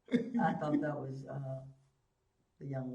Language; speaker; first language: English; native; English